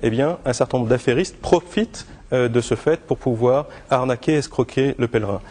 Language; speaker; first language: French; native; French